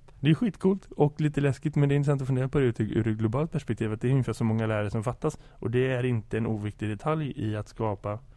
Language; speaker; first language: Swedish; native; Swedish